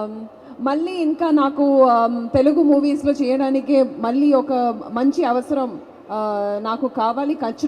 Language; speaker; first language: Telugu; non-native, fluent; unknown